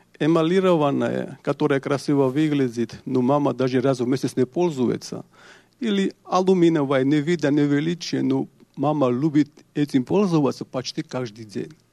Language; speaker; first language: Russian; non-native, local second language; Georgian